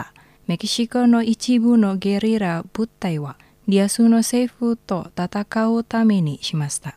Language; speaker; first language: Japanese; non-native, learner; Indonesian